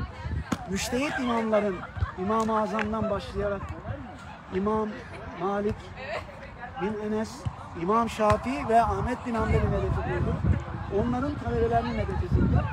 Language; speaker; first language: Turkish; native; Turkish